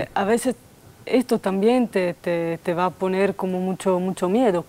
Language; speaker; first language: Spanish; non-native, fluent; Italian